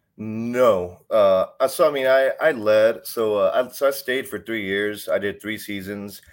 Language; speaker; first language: English; native; English